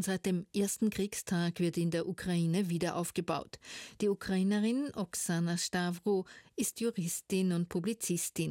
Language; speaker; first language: German; native; German